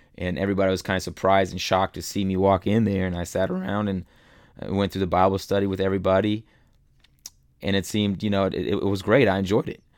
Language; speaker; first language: English; early bilingual, other home language; German